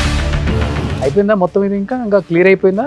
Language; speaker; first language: Telugu; native; Telugu